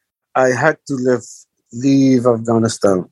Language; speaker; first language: English; non-native, learner; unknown